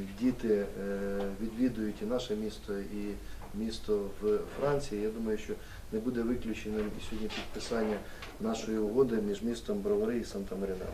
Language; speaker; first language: Ukrainian; native; Ukrainian